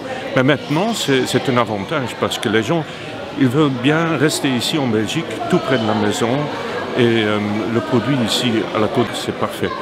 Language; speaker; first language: French; non-native, local second language; Dutch